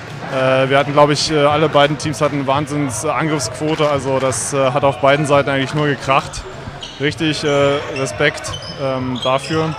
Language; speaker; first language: German; native; German